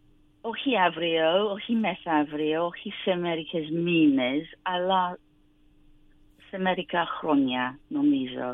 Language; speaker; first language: Greek; non-native, learner; English